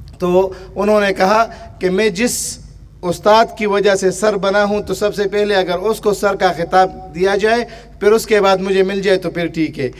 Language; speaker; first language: Urdu; non-native, local second language; Pashto